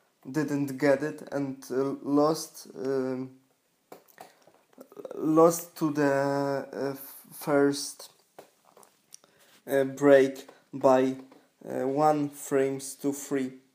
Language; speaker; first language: English; non-native, learner; Polish